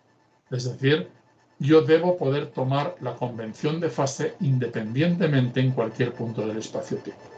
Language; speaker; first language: Spanish; native; Spanish